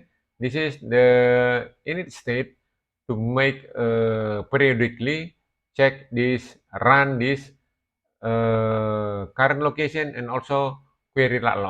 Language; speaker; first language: English; non-native, learner; Indonesian